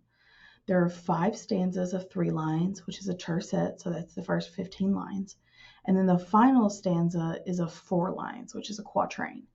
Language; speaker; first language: English; native; English